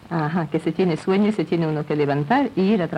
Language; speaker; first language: Spanish; non-native, local second language; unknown